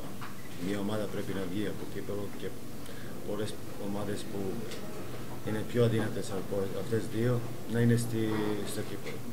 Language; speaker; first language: Greek; non-native, fluent; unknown